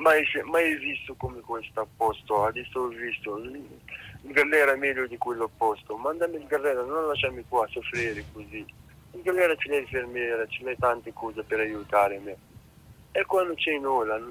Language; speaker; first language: Italian; non-native, learner; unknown